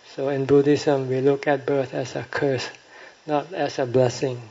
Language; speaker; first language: English; non-native, fluent; Thai